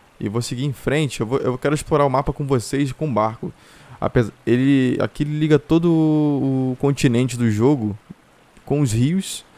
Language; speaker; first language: Portuguese; native; Portuguese